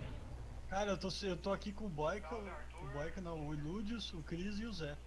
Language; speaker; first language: Portuguese; native; Portuguese